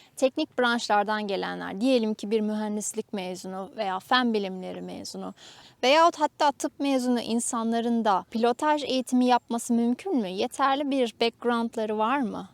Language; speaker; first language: Turkish; native; Turkish